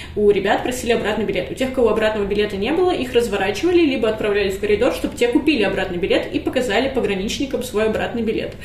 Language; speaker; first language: Russian; native; Russian